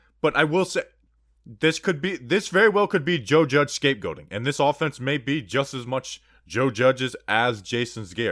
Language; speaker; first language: English; native; English